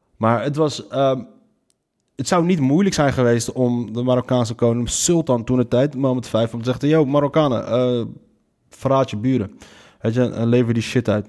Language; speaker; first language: Dutch; early bilingual, other home language; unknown